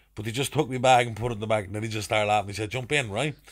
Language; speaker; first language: English; native; English